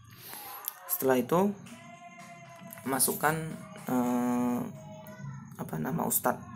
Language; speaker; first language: Indonesian; native; Indonesian